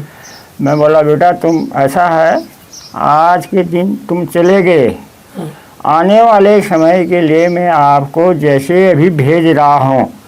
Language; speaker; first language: Hindi; non-native, local second language; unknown